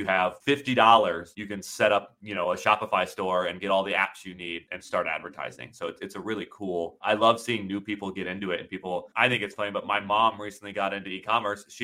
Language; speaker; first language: English; native; English